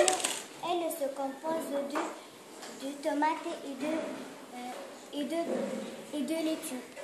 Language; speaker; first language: French; non-native, learner; Arabic